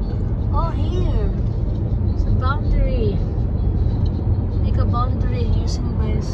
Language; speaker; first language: English; non-native, learner; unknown